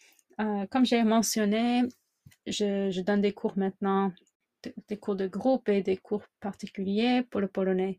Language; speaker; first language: French; non-native, fluent; English